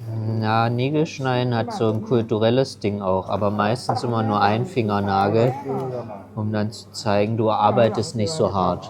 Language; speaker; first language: German; early bilingual, other home language; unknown